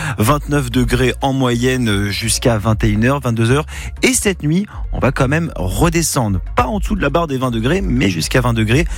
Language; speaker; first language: French; native; French